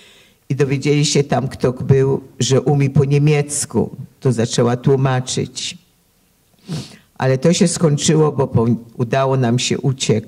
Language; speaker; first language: Polish; early bilingual, heritage; Polish